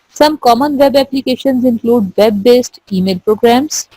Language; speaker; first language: English; non-native, local second language; Urdu